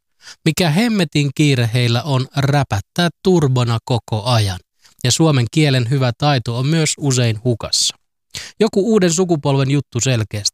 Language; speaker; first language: Finnish; native; Finnish